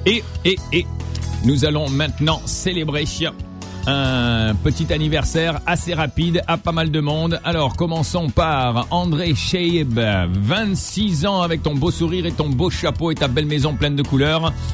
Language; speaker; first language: French; non-native, local second language; Arabic